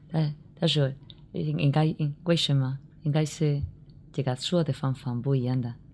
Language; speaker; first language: Chinese; non-native, learner; Spanish